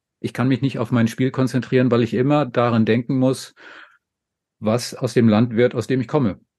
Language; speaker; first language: German; native; German